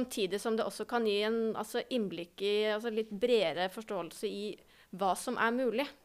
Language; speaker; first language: Norwegian; native; Norwegian